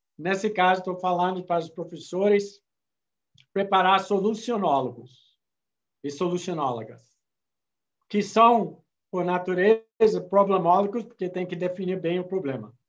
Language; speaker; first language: Portuguese; non-native, fluent; English